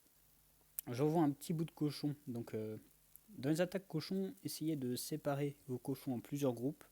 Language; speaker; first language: French; native; French